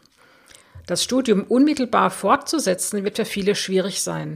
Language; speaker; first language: German; native; German